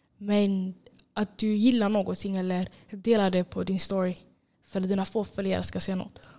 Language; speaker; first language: Swedish; early bilingual, other home language; Somali